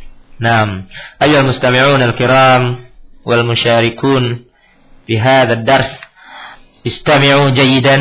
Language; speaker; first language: Arabic; non-native, fluent; Indonesian